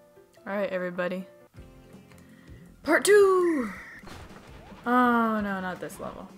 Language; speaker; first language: English; native; English